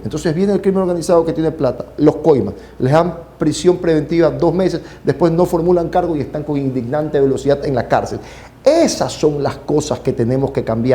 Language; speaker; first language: Spanish; native; Spanish